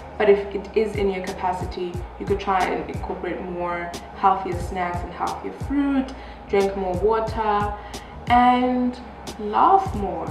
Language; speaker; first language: English; non-native, local second language; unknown